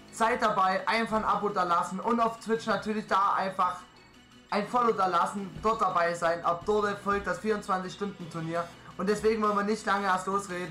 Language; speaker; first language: German; native; German